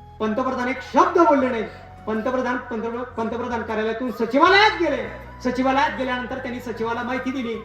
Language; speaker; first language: Marathi; native; Marathi